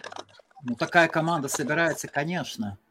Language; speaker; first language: Russian; non-native, local second language; Latvian